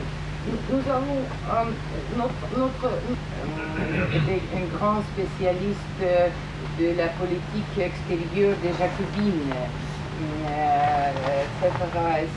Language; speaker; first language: French; non-native, fluent; Russian